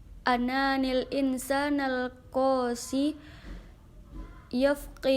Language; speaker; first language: Arabic; non-native, learner; Indonesian